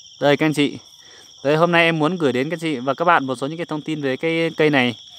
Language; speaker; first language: Vietnamese; non-native, local second language; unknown